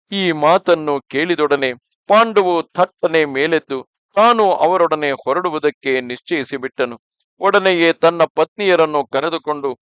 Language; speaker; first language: Kannada; native; Kannada